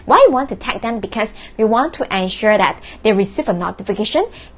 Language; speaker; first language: English; non-native, local second language; Chinese